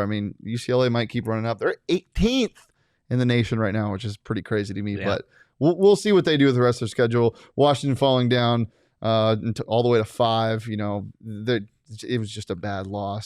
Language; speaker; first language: English; native; English